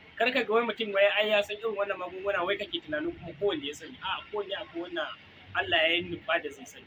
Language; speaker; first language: Hausa; native; Hausa